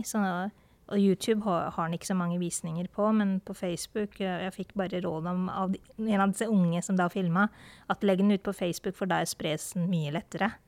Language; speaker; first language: Norwegian; early bilingual, other home language; Urdu